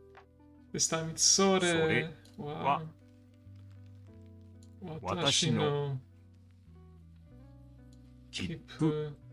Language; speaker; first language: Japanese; non-native, learner; English